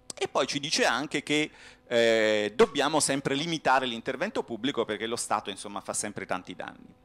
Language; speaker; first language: Italian; native; Italian